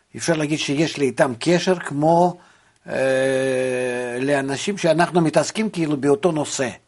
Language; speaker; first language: Hebrew; non-native, fluent; Russian